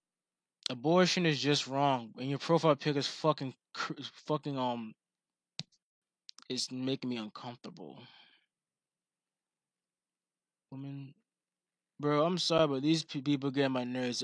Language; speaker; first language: English; native; English